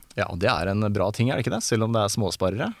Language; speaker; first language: Norwegian; native; Norwegian